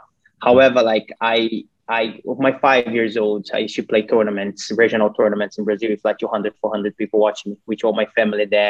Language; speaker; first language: English; non-native, fluent; Portuguese